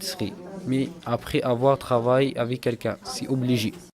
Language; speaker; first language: French; non-native, local second language; Arabic